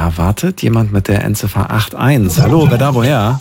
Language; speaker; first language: German; native; German